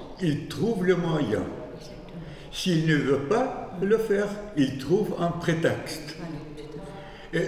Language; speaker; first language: French; non-native, fluent; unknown